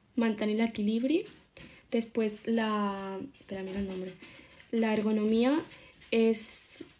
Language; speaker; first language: Catalan; non-native, local second language; Spanish